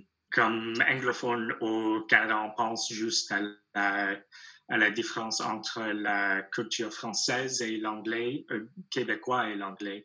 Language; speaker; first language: French; non-native, learner; English